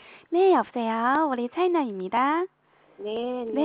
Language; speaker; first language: Korean; non-native, fluent; Chinese